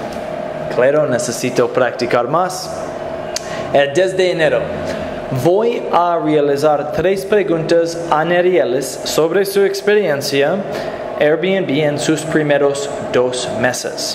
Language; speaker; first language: Spanish; non-native, learner; English